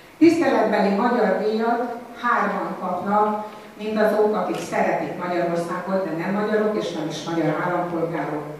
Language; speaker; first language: Hungarian; native; Hungarian